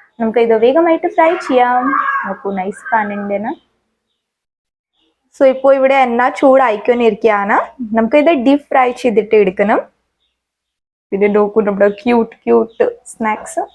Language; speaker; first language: Malayalam; non-native, local second language; Hindi